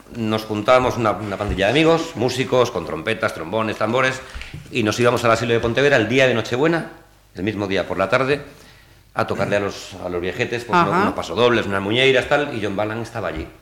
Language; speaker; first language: Spanish; native; Spanish